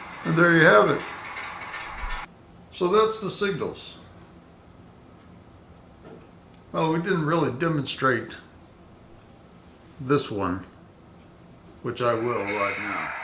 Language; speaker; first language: English; native; English